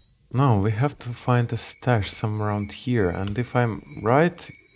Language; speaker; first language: English; non-native, fluent; Russian